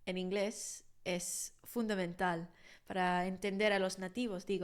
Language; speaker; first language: Spanish; non-native, fluent; English